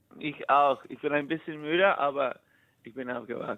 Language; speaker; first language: German; non-native, learner; English